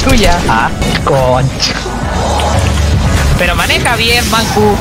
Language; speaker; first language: Spanish; native; Spanish